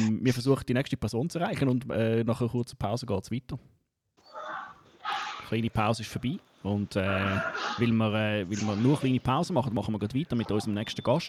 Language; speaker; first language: German; native; German